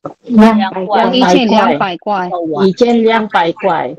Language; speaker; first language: Chinese; non-native, learner; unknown